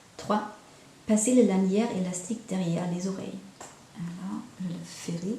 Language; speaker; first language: French; non-native, fluent; German